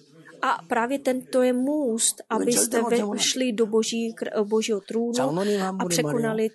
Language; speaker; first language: Czech; non-native, fluent; Korean